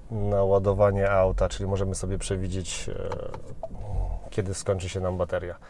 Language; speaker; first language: Polish; native; Polish